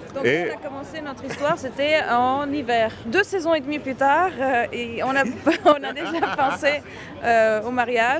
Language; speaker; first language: French; non-native, local second language; Arabic